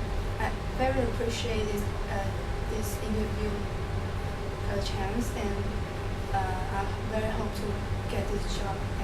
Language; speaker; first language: English; non-native, learner; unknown